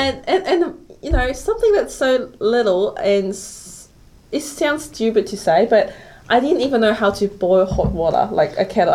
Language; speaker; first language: English; non-native, local second language; Cantonese